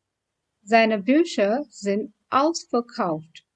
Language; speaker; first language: German; non-native, fluent; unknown